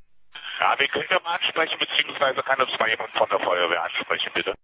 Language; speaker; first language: German; native; German